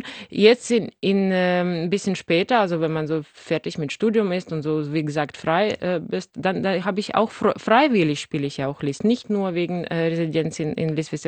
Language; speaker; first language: German; non-native, fluent; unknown